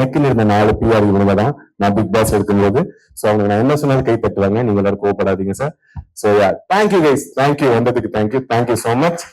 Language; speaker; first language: Tamil; native; Tamil